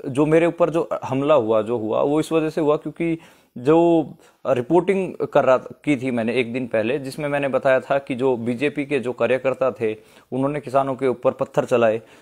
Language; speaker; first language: Hindi; native; Hindi